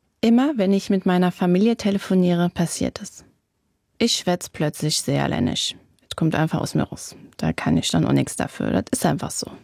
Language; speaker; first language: German; native; German